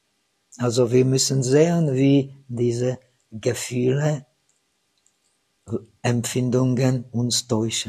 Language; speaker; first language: German; non-native, fluent; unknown